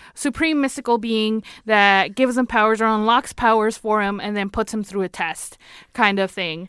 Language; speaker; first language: English; native; English